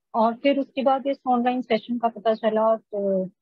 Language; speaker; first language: Hindi; native; Hindi